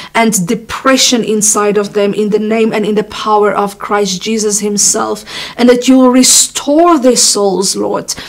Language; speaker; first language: English; non-native, local second language; Afrikaans